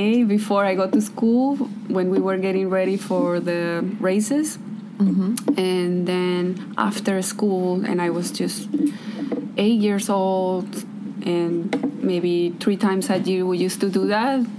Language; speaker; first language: English; non-native, fluent; Spanish